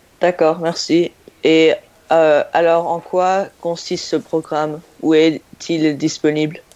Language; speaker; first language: French; non-native, learner; English